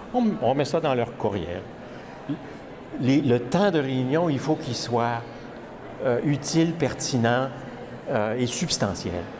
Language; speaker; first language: French; native; French